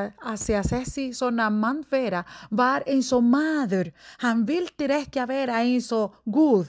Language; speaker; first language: Icelandic; non-native, learner; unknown